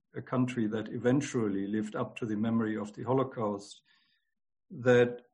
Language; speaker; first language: English; non-native, fluent; German